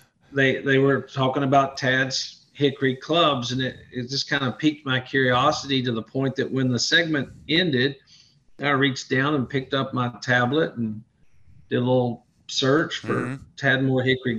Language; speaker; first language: English; native; English